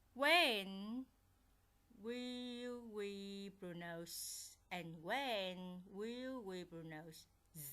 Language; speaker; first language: English; non-native, fluent; Vietnamese